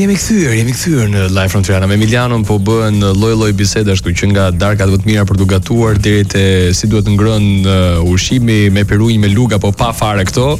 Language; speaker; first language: Albanian; native; Albanian